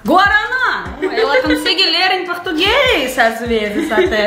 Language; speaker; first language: Portuguese; non-native, learner; Russian